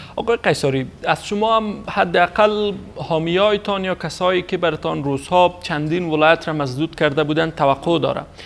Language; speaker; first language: Persian; native; Persian